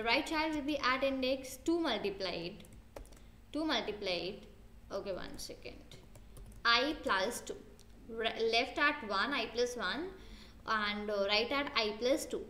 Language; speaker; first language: English; non-native, local second language; Hindi